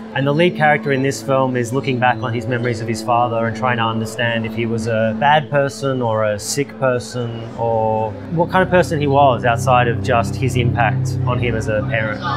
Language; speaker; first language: English; native; English